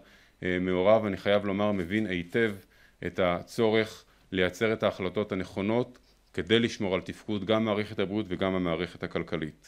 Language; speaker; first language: Hebrew; native; Hebrew